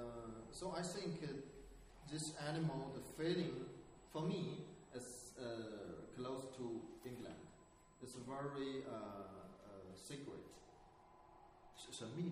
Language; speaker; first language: English; non-native, learner; Chinese